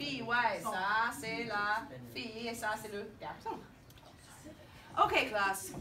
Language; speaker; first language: French; non-native, fluent; English